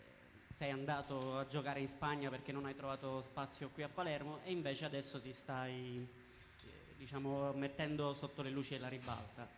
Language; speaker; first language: Italian; native; Italian